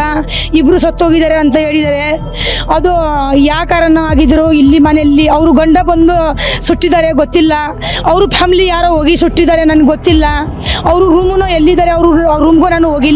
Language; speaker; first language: Kannada; non-native, fluent; Nepali